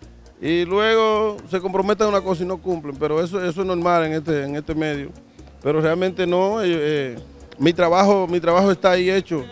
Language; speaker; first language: Spanish; native; Spanish